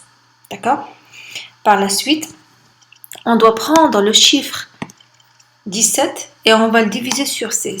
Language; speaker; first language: French; non-native, local second language; Arabic